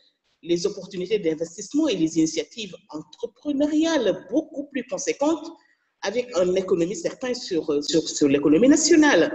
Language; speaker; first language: French; non-native, local second language; Wolof